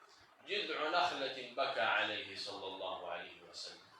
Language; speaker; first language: Arabic; native; Arabic